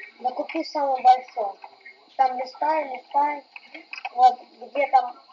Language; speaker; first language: Russian; native; Russian